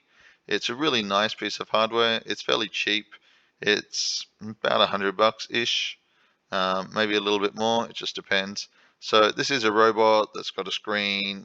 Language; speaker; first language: English; native; English